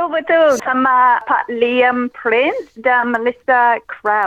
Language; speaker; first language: Indonesian; non-native, fluent; English